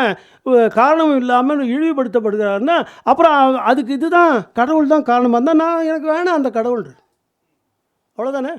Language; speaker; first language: Tamil; native; Tamil